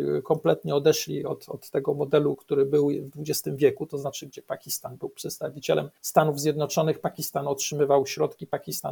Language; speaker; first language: Polish; native; Polish